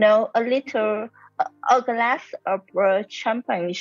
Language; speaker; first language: English; non-native, learner; Vietnamese